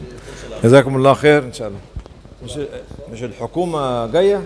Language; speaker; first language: Arabic; native; Arabic